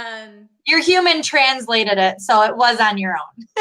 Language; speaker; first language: English; native; English